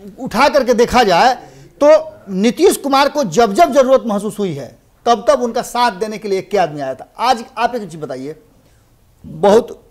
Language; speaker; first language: Hindi; native; Hindi